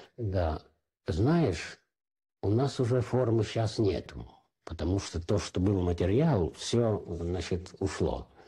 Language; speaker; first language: Russian; non-native, local second language; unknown